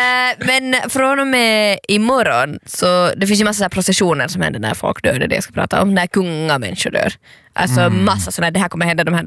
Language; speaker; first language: Swedish; native; Swedish